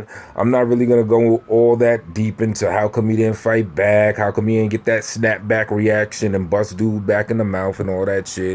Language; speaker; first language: English; native; English